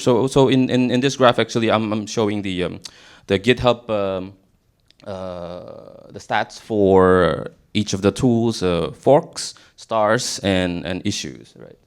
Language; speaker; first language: English; non-native, fluent; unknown